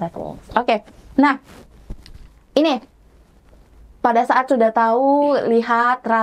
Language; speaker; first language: Indonesian; native; Indonesian